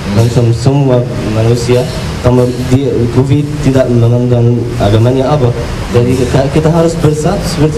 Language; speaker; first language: Indonesian; non-native, fluent; Arabic